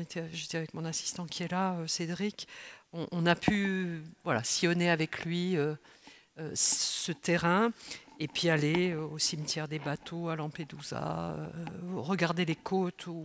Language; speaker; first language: French; native; French